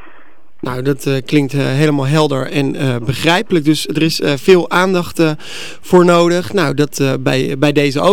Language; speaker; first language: Dutch; native; Dutch